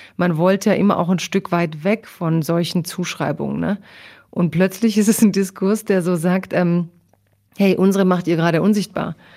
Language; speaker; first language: German; early bilingual, other home language; Croatian